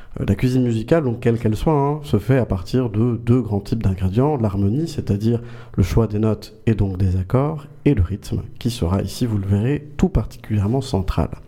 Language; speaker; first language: French; native; French